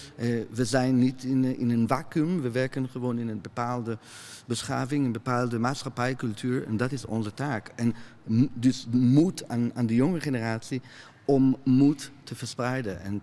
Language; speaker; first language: Dutch; non-native, fluent; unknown